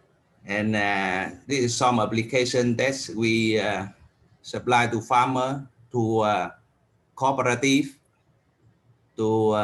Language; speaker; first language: English; non-native, learner; Vietnamese